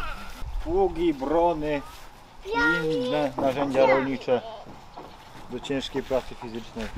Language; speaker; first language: Polish; native; Polish